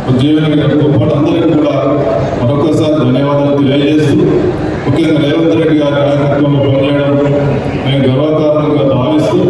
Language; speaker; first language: Telugu; native; Telugu